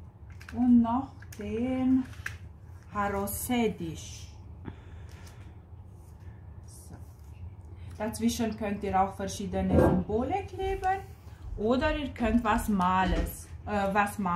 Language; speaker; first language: German; non-native, fluent; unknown